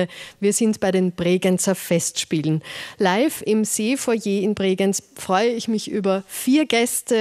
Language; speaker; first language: German; native; German